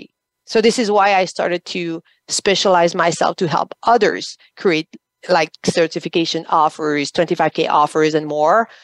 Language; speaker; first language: English; non-native, fluent; French